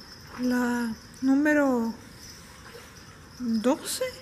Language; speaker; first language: Spanish; early bilingual, heritage; Spanish